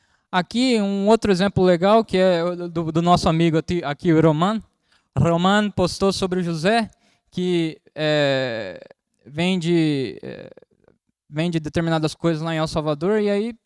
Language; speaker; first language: Portuguese; native; Portuguese